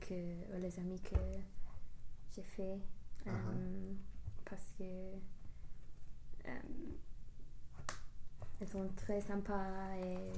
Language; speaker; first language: French; non-native, learner; English